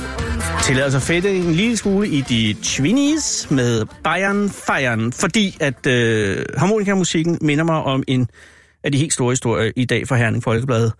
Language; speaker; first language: Danish; native; Danish